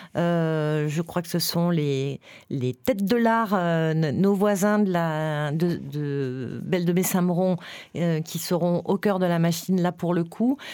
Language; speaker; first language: French; native; French